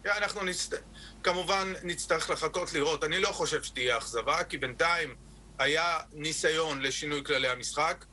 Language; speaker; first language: Hebrew; non-native, local second language; Arabic